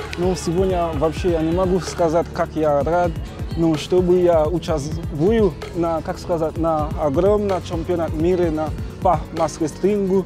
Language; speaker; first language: Russian; non-native, learner; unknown